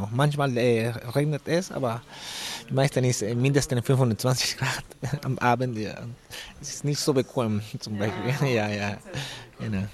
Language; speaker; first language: German; non-native, learner; Spanish